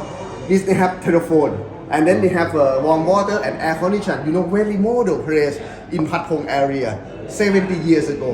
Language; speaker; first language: English; non-native, learner; Thai